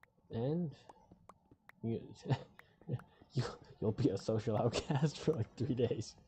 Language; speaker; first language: English; native; English